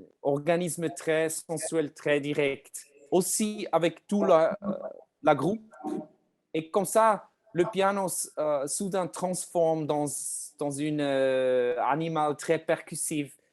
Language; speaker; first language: French; non-native, learner; German